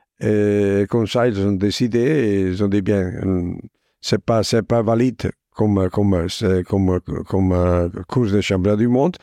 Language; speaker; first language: French; non-native, fluent; Italian